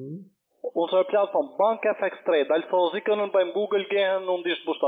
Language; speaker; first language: German; non-native, learner; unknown